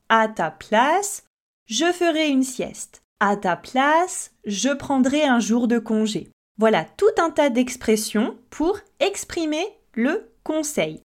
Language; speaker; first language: French; native; French